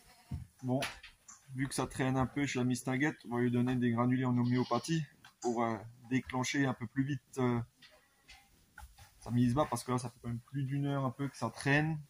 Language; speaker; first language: French; native; French